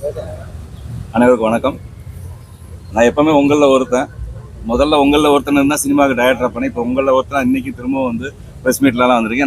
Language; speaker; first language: Tamil; native; Tamil